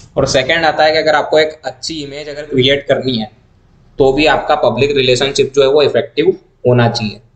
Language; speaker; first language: Hindi; native; Hindi